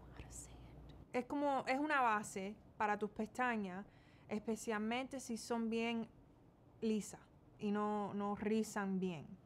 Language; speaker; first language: Spanish; early bilingual, heritage; Spanish